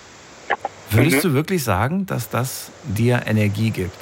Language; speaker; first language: German; native; German